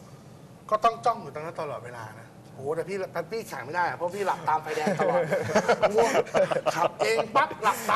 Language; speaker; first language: Thai; native; Thai